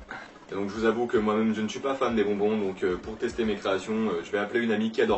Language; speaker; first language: French; native; French